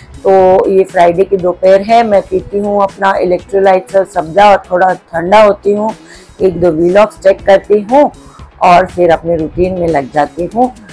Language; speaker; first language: Hindi; non-native, local second language; Marathi